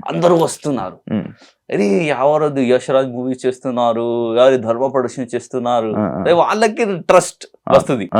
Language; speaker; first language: Telugu; non-native, learner; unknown